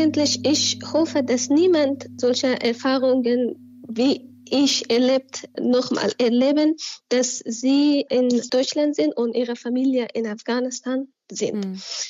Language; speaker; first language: German; non-native, learner; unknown